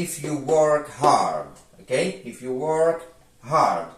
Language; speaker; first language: English; non-native, fluent; Arabic